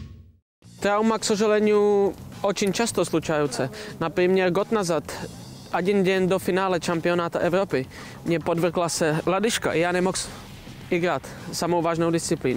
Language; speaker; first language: Russian; non-native, learner; Czech